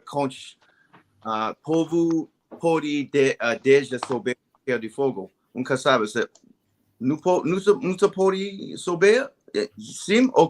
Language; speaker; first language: Portuguese; non-native, learner; English